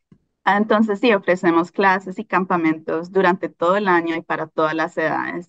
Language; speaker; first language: Spanish; early bilingual, heritage; Spanish